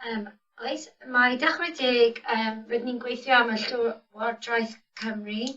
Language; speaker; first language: Welsh; non-native, local second language; English